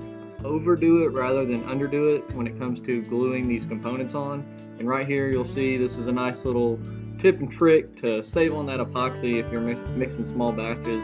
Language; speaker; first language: English; native; English